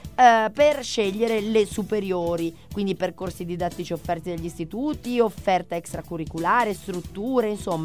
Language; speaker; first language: Italian; native; Italian